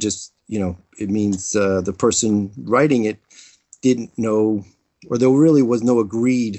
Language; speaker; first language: English; native; English